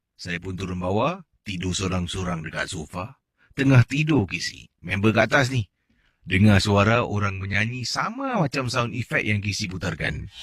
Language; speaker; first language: Malay; native; Malay